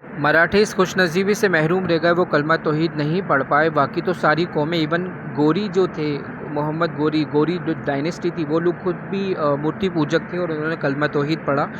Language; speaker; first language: Urdu; native; Urdu